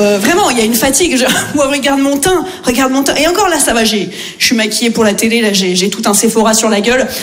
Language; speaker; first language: French; native; French